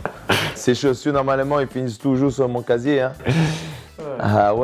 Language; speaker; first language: French; native; French